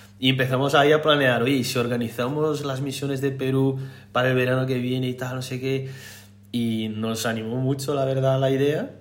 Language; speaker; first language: Spanish; non-native, fluent; Portuguese